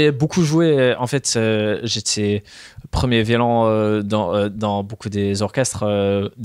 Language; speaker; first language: French; non-native, fluent; English